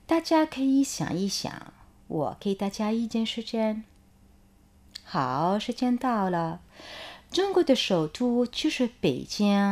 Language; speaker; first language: Chinese; non-native, fluent; Arabic